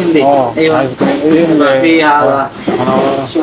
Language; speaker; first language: Arabic; non-native, learner; Malayalam